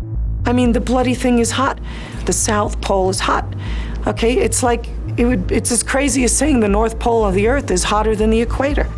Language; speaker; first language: English; native; English